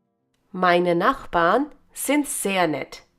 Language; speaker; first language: German; non-native, fluent; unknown